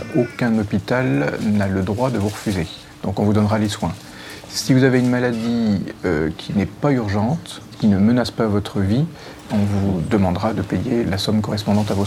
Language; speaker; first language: French; native; French